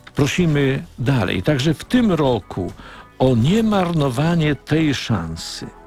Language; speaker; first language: Polish; native; Polish